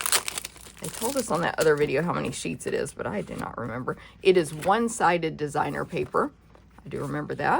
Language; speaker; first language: English; native; English